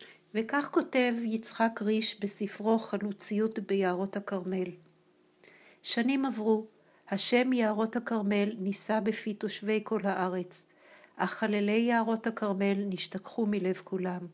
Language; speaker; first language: Hebrew; native; Hebrew